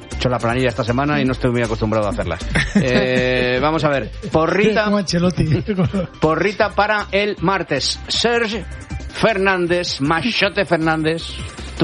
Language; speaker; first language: Spanish; native; Spanish